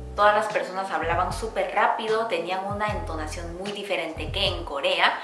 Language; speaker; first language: Spanish; non-native, fluent; Korean